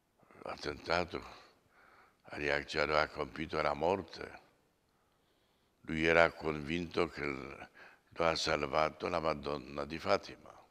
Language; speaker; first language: Italian; non-native, fluent; Polish